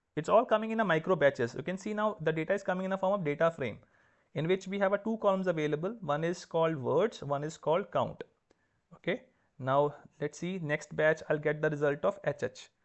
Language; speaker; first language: English; non-native, local second language; Punjabi